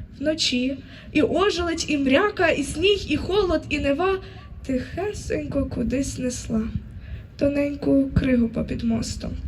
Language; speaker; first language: Ukrainian; native; Ukrainian